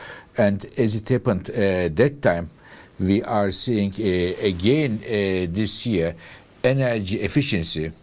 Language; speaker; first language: English; non-native, fluent; Turkish